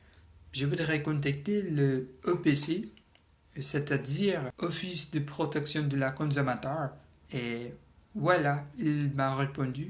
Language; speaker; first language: French; non-native, learner; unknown